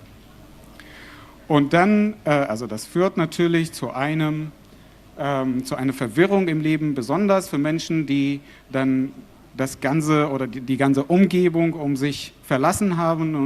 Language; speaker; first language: German; non-native, fluent; Arabic